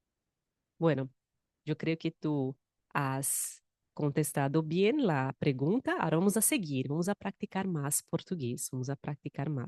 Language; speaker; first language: Spanish; non-native, fluent; Portuguese